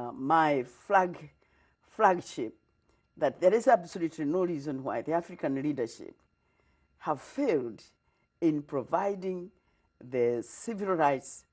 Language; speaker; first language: English; non-native, local second language; Kikuyu